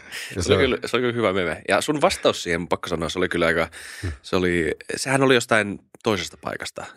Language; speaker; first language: Finnish; native; Finnish